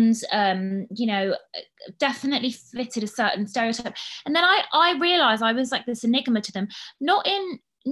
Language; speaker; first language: English; native; English